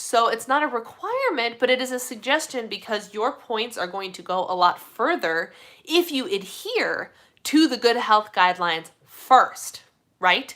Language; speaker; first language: English; native; English